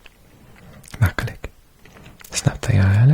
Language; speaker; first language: Dutch; non-native, learner; English